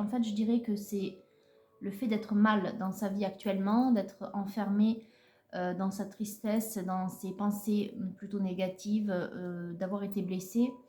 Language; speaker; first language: French; native; French